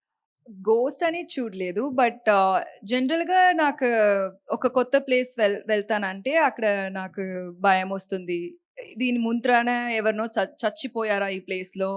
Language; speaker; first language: Telugu; non-native, learner; Tamil